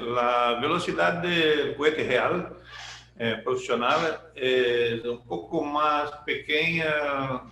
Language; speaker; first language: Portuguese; non-native, learner; Spanish